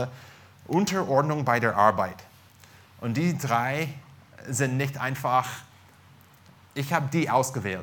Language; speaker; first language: German; non-native, fluent; English